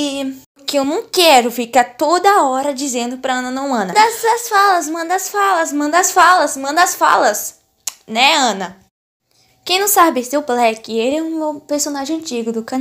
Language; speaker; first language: Portuguese; native; Portuguese